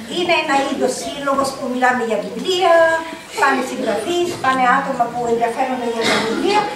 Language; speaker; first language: Greek; non-native, fluent; Italian